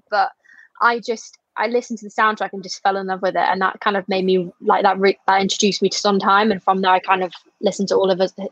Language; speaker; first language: English; native; English